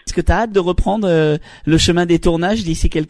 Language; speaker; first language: French; native; French